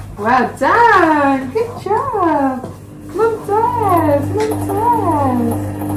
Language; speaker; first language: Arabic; non-native, learner; English